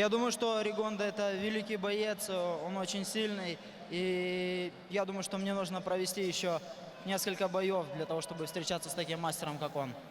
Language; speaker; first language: Russian; native; Russian